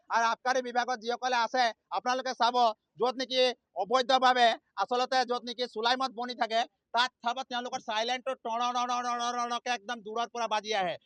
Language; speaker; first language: Assamese; non-native, local second language; Sadri